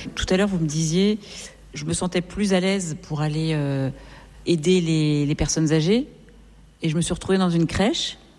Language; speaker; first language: French; native; French